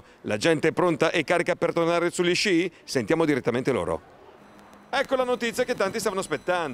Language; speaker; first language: Italian; native; Italian